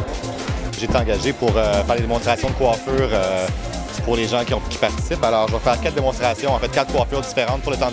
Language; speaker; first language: French; native; French